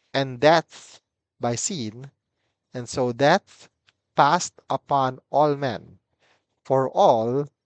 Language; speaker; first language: English; non-native, local second language; Filipino